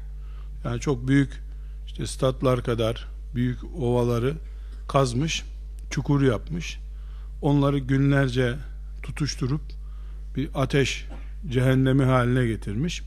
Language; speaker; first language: Turkish; native; Turkish